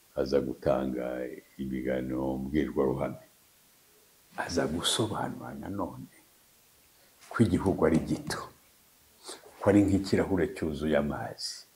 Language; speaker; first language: Kinyarwanda; early bilingual, heritage; Kinyarwanda